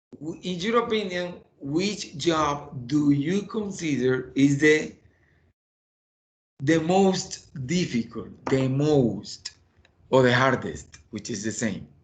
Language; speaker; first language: English; non-native, fluent; Spanish